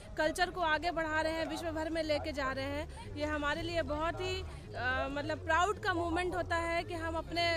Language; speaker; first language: Hindi; native; Hindi